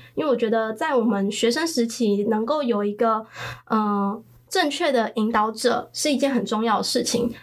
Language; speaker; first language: Chinese; early bilingual, other home language; Khmer